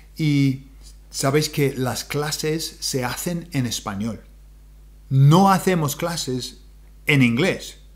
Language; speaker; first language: Spanish; non-native, fluent; English